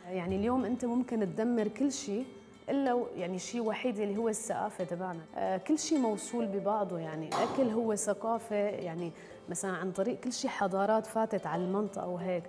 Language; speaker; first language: Arabic; native; Arabic